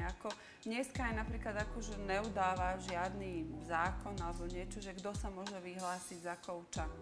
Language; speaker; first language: Slovak; early bilingual, other home language; Serbian